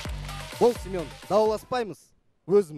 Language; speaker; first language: Kazakh; non-native, local second language; Russian